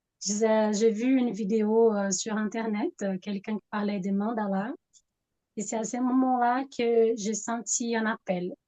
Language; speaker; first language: French; non-native, fluent; Portuguese